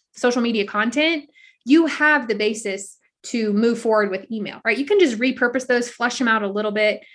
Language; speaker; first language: English; native; English